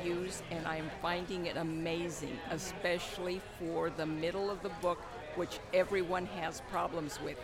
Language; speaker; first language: English; non-native, fluent; Spanish